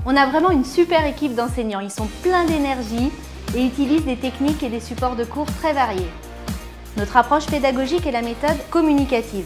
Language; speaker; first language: French; native; French